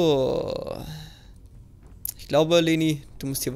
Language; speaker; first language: German; native; German